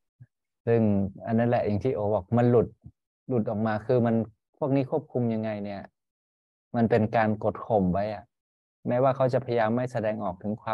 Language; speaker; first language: Thai; native; Thai